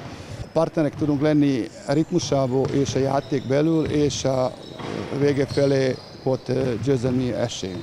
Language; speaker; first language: Hungarian; non-native, learner; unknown